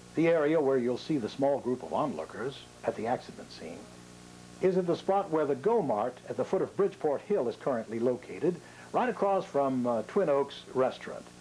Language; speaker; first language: English; native; English